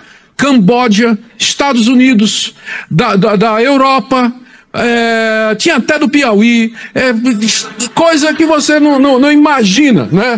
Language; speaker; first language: Portuguese; native; Portuguese